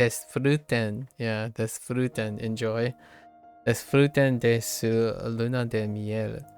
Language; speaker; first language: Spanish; non-native, learner; English